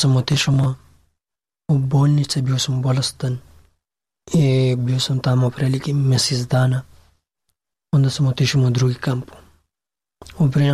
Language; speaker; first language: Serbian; non-native, learner; Pashto